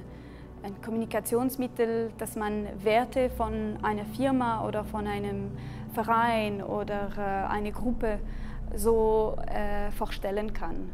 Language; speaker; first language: German; non-native, local second language; French